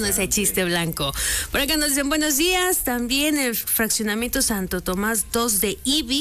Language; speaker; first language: Spanish; native; Spanish